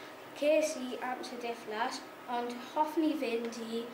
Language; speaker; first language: Welsh; non-native, learner; English